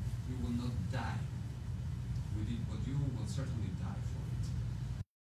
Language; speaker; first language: English; non-native, fluent; Spanish